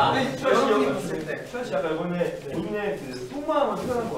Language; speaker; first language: Korean; native; Korean